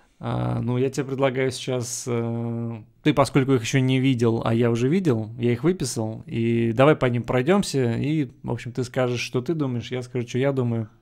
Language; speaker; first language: Russian; native; Russian